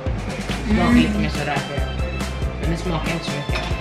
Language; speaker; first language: Swedish; early bilingual, heritage; Swedish